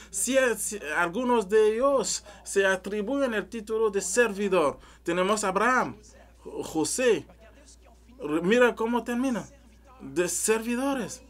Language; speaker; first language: Spanish; non-native, learner; French